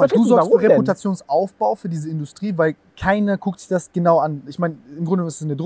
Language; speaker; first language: German; native; German